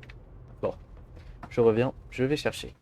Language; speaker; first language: French; native; French